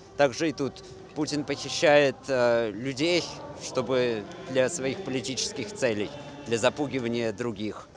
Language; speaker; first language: Russian; native; Russian